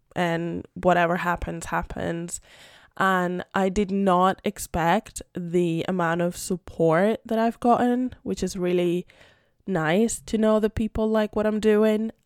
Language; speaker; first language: English; non-native, fluent; Spanish